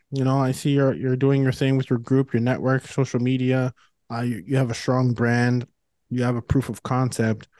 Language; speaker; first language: English; native; English